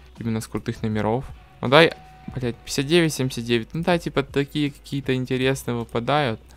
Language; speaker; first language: Russian; native; Russian